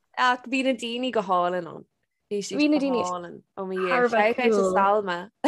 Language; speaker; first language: Irish; non-native, local second language; English